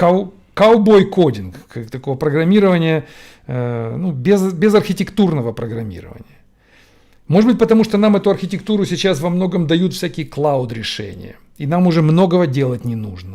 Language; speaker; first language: Russian; native; Russian